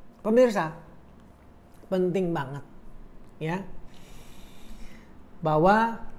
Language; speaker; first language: Indonesian; native; Indonesian